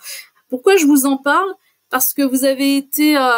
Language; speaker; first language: French; native; French